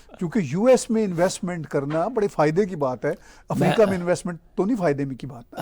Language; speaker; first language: Urdu; non-native, local second language; Punjabi